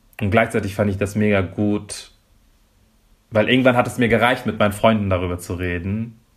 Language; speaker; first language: German; early bilingual, other home language; Persian